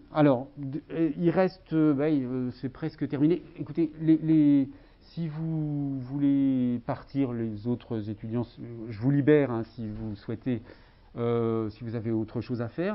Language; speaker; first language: French; native; French